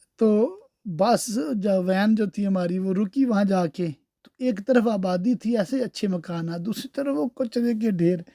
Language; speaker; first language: Urdu; early bilingual, heritage; Urdu